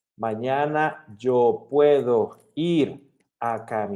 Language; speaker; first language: Spanish; non-native, fluent; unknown